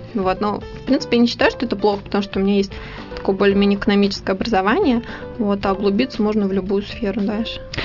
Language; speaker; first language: Russian; native; Russian